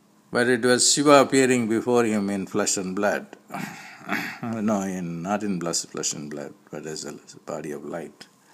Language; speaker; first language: English; non-native, local second language; Tamil